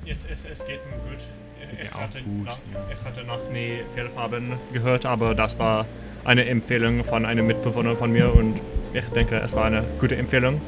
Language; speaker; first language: German; non-native, learner; English